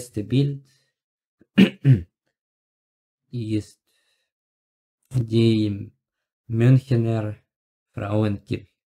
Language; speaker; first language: German; non-native, learner; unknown